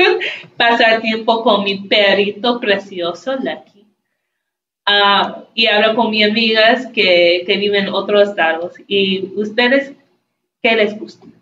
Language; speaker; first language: Spanish; non-native, learner; English